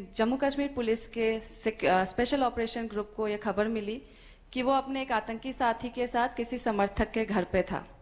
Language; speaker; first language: Hindi; native; Hindi